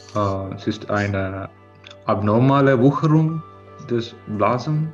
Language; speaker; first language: German; non-native, learner; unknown